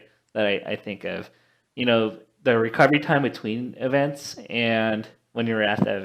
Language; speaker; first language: English; native; English